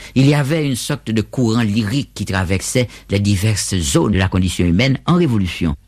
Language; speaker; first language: French; native; French